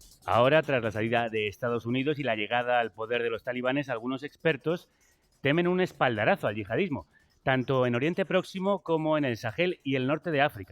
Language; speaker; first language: Spanish; native; Spanish